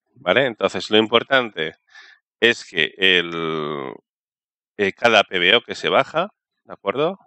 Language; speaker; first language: Spanish; native; Spanish